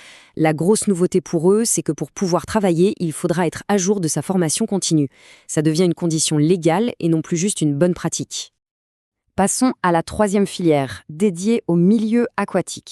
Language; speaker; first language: French; native; French